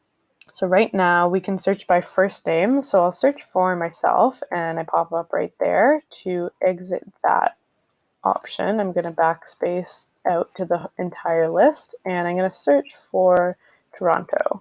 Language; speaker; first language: English; native; English